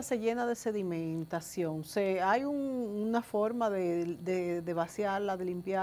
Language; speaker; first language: Spanish; native; Spanish